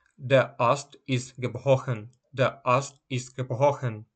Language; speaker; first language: German; non-native, fluent; Ukrainian